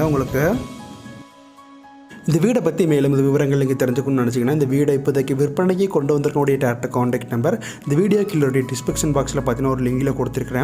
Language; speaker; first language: Tamil; native; Tamil